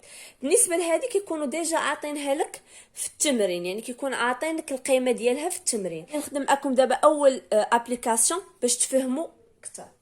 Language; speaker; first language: Arabic; native; Arabic